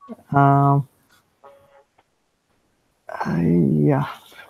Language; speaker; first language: German; non-native, learner; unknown